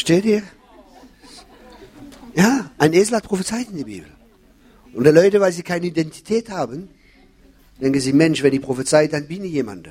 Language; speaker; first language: German; non-native, fluent; French